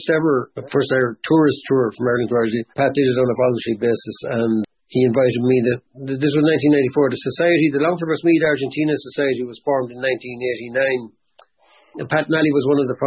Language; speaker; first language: English; native; English